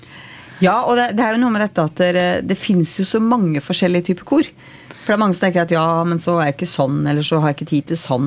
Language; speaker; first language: Norwegian; native; Norwegian